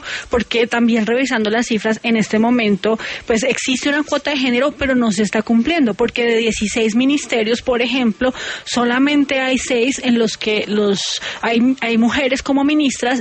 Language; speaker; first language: Spanish; native; Spanish